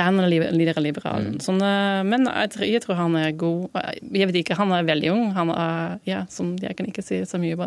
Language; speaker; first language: Norwegian; non-native, learner; Dutch